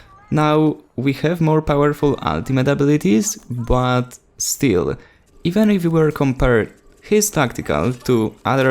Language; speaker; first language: English; non-native, fluent; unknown